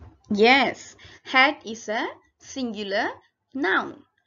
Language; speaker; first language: English; non-native, local second language; Tamil